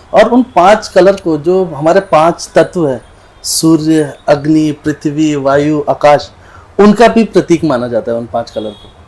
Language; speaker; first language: Hindi; non-native, local second language; Nepali